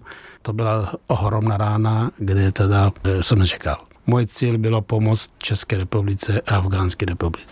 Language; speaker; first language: Czech; non-native, fluent; Persian